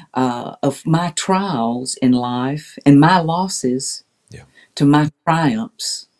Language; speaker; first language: English; native; English